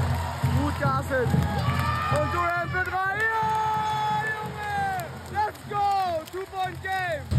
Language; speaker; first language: German; native; German